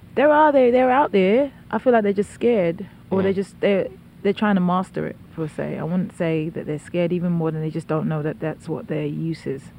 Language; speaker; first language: English; native; English